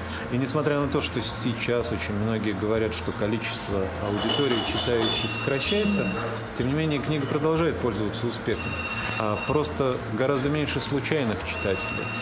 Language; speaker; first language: Russian; native; Russian